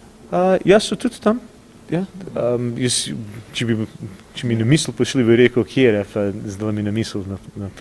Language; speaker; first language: Slovenian; early bilingual, heritage; English